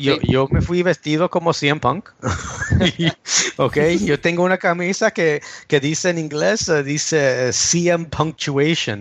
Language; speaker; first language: Spanish; early bilingual, heritage; English